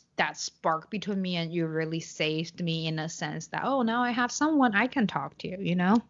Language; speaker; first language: English; non-native, fluent; Chinese